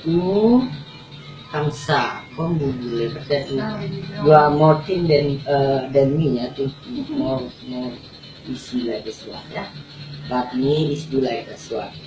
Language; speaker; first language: English; non-native, learner; Indonesian